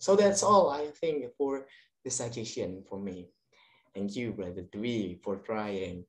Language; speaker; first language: English; non-native, learner; Indonesian